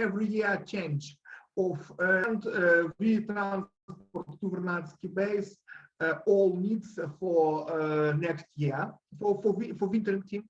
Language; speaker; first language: English; non-native, learner; Russian